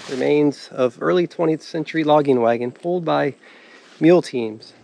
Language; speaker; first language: English; native; English